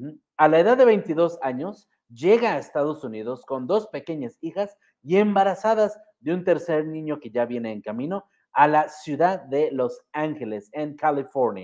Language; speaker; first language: Spanish; native; Spanish